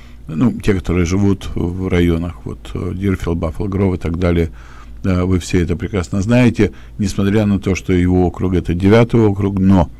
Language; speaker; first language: Russian; native; Russian